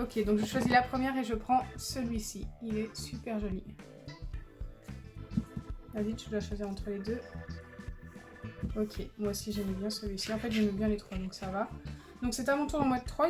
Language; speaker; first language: French; native; French